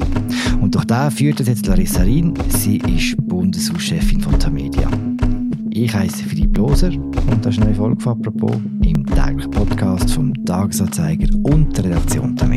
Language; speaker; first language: German; native; German